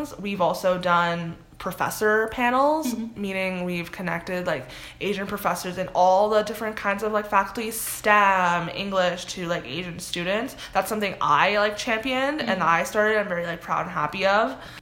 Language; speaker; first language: English; native; English